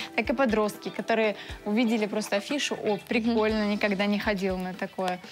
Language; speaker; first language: Russian; native; Russian